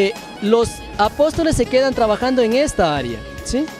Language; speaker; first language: Spanish; native; Spanish